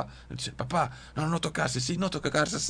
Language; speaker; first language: Spanish; non-native, learner; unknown